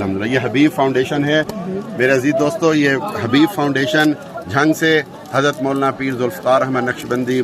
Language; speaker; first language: Urdu; native; Urdu